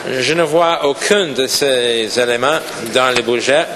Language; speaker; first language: French; non-native, local second language; English